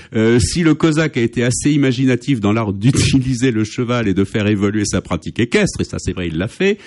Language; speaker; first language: French; native; French